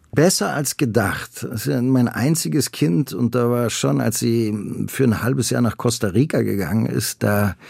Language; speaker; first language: German; native; German